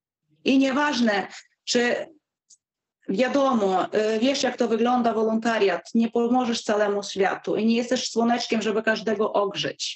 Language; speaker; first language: Polish; non-native, fluent; Ukrainian